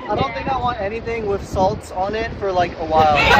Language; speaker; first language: English; native; English